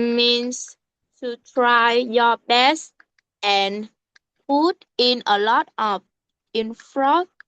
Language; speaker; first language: English; non-native, learner; Vietnamese